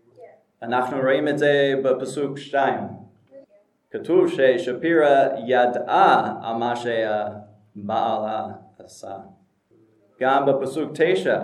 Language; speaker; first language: Hebrew; non-native, fluent; English